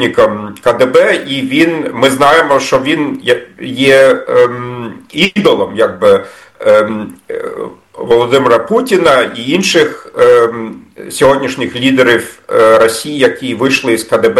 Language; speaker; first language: Ukrainian; non-native, fluent; German